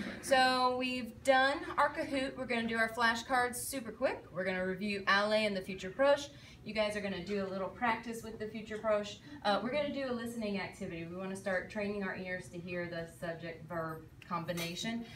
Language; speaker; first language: English; native; English